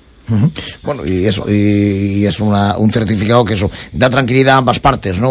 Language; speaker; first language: Spanish; native; Spanish